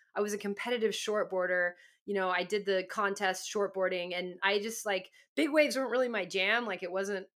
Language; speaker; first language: English; native; English